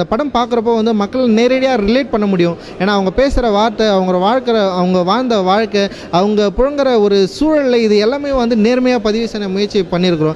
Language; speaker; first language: Tamil; native; Tamil